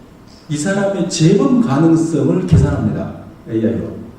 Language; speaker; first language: Korean; native; Korean